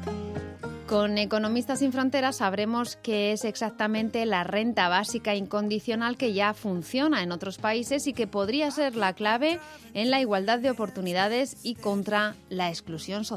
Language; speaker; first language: Spanish; native; Spanish